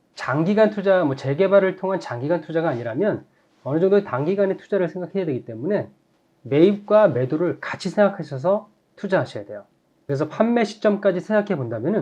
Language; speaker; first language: Korean; native; Korean